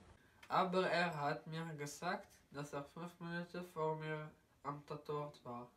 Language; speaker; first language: German; non-native, learner; Dutch